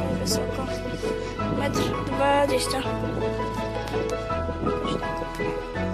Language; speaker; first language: Polish; native; Polish